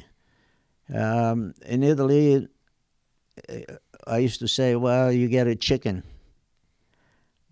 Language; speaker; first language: English; non-native, fluent; Italian